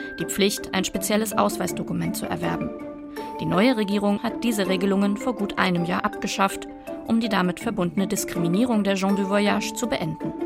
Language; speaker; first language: German; native; German